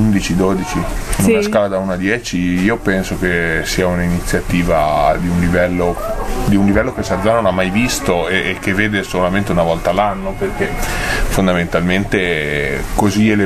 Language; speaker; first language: Italian; native; Italian